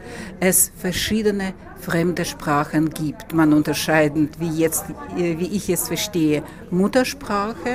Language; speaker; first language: German; non-native, fluent; Russian